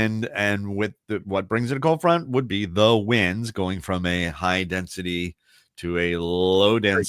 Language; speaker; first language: English; native; English